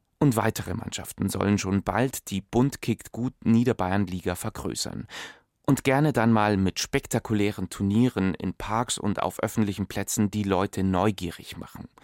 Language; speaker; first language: German; native; German